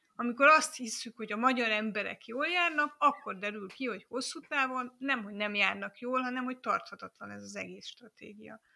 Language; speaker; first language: Hungarian; native; Hungarian